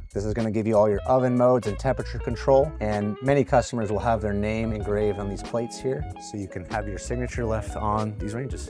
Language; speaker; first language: English; native; English